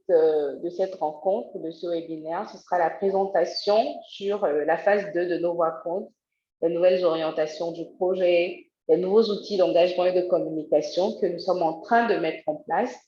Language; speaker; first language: French; native; French